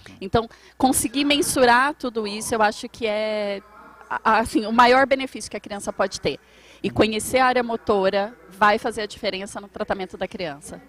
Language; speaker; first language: Portuguese; native; Portuguese